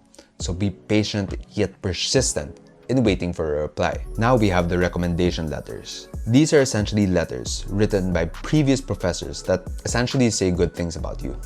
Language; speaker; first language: English; non-native, local second language; Filipino